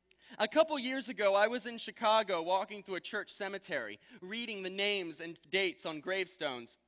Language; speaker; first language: English; native; English